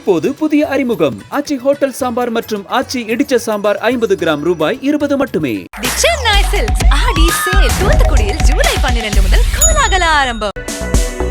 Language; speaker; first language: Tamil; native; Tamil